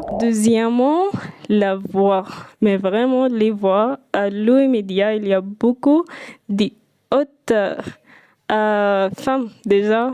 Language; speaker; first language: French; non-native, fluent; Arabic